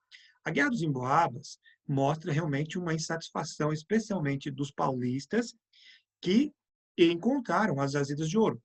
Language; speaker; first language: Portuguese; native; Portuguese